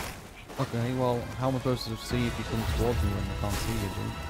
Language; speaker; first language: English; native; English